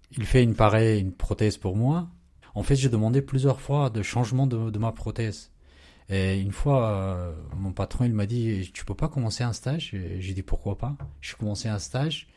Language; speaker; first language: French; non-native, learner; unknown